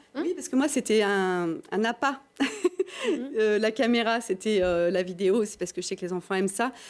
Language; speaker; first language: French; native; French